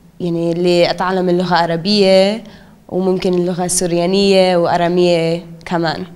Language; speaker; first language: Arabic; non-native, fluent; English